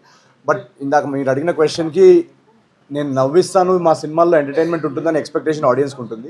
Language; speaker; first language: Telugu; native; Telugu